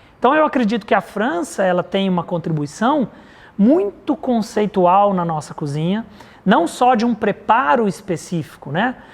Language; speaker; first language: Portuguese; native; Portuguese